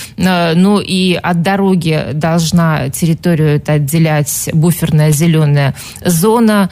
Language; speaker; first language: Russian; native; Russian